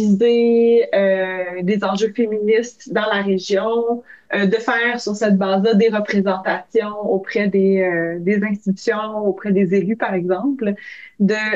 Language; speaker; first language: French; native; French